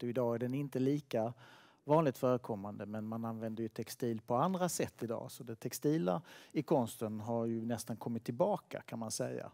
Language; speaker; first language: Swedish; native; Swedish